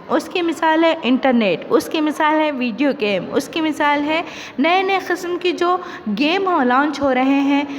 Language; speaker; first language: Urdu; native; Urdu